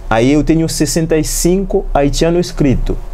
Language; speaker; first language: Portuguese; non-native, learner; Haitian Creole